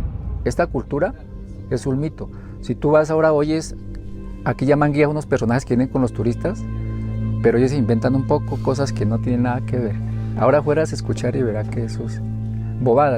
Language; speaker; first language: Spanish; native; Spanish